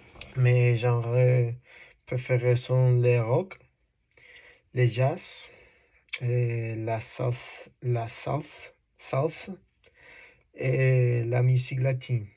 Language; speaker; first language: French; non-native, learner; Spanish